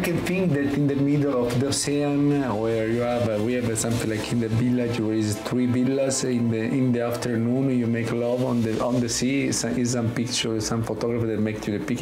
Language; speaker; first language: English; non-native, learner; Italian